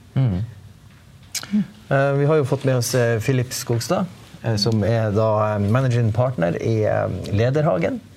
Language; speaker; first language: Norwegian; native; Norwegian